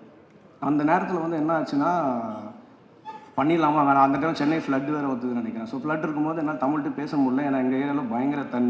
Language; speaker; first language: Tamil; native; Tamil